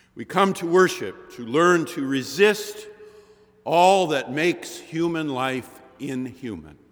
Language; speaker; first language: English; native; English